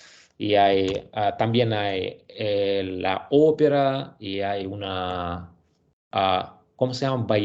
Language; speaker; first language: Spanish; non-native, learner; Russian